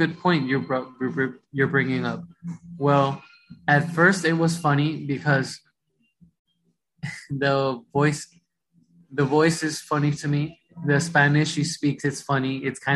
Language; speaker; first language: English; early bilingual, other home language; Spanish